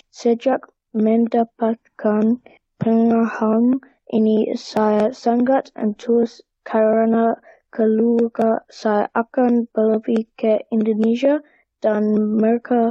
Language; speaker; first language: Indonesian; non-native, learner; English